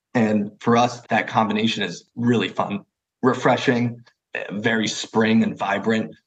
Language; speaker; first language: English; native; English